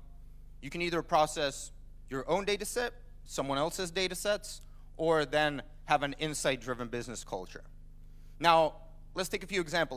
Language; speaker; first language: English; non-native, fluent; Finnish